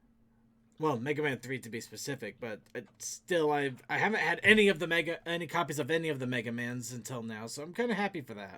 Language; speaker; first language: English; native; English